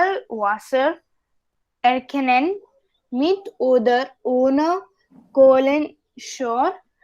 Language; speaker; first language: German; non-native, learner; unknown